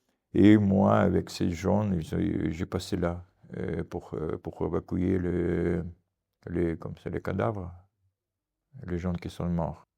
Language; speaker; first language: French; non-native, learner; Ukrainian